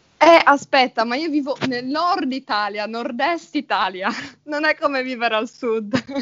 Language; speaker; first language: Italian; native; Italian